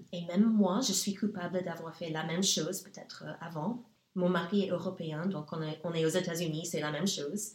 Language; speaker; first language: French; non-native, fluent; English